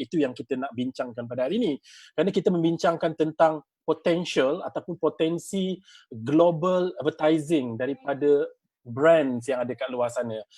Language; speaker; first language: Malay; native; Malay